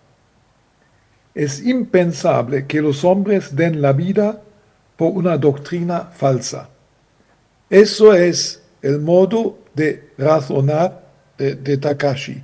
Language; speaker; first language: Spanish; non-native, fluent; German